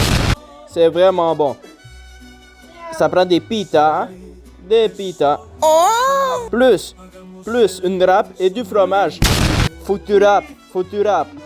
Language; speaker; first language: French; native; French